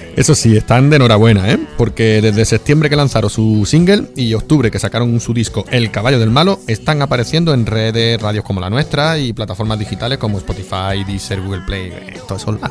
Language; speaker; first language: Spanish; native; Spanish